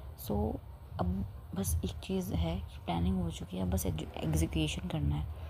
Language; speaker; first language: Hindi; non-native, local second language; Marwari